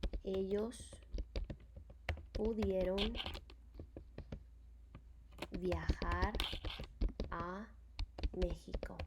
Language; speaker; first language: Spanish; non-native, fluent; English